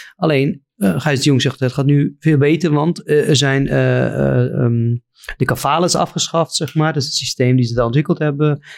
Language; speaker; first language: Dutch; non-native, fluent; Arabic